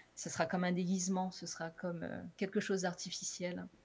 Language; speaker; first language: French; native; French